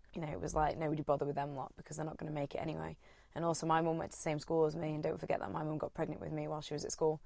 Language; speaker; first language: English; native; English